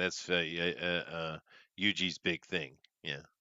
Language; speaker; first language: English; native; English